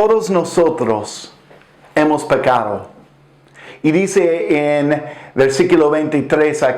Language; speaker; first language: Spanish; non-native, fluent; English